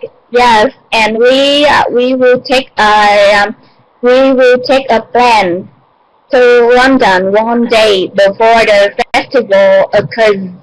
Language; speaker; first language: English; non-native, learner; Vietnamese